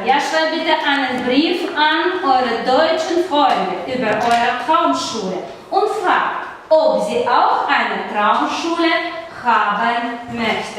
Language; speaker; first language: German; non-native, fluent; Russian